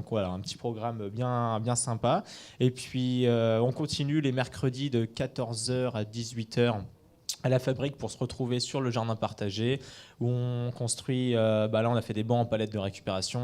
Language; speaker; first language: French; native; French